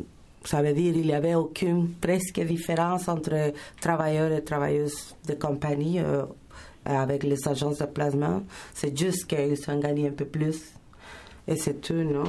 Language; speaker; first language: French; non-native, fluent; Spanish